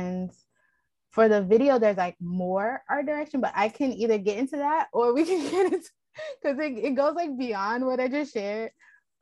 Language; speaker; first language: English; native; English